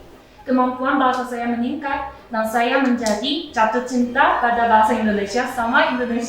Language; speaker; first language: Indonesian; non-native, fluent; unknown